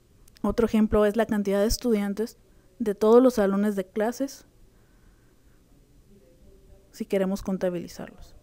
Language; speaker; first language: Spanish; native; Spanish